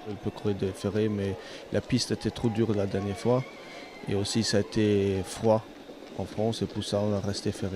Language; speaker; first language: French; non-native, learner; Swedish